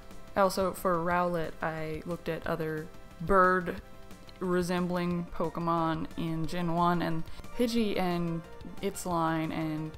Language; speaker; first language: English; native; English